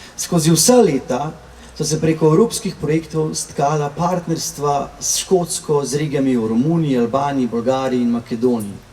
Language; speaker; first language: Slovenian; native; Slovenian